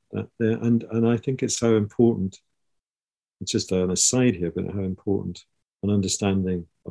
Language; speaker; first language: English; native; English